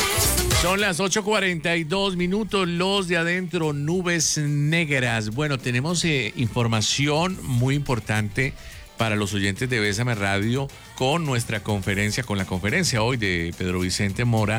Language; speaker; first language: Spanish; native; Spanish